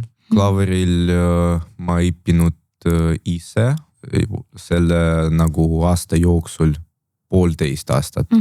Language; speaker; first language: Estonian; non-native, local second language; Russian